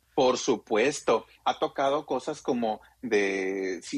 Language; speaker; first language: Spanish; native; Spanish